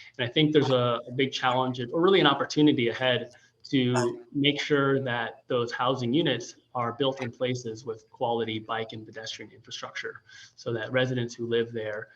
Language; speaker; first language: English; native; English